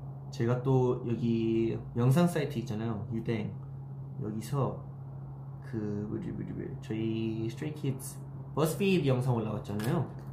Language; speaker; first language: Korean; early bilingual, heritage; Korean